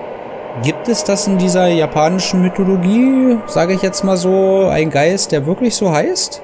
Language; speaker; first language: German; native; German